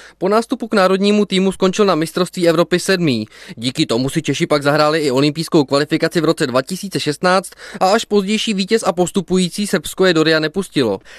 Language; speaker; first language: Czech; native; Czech